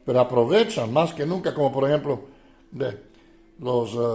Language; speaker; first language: Spanish; non-native, fluent; Dutch